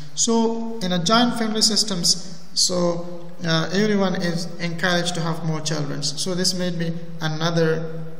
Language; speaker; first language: English; non-native, fluent; Persian